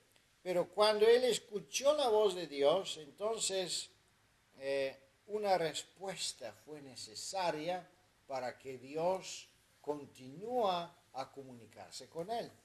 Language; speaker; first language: Spanish; non-native, fluent; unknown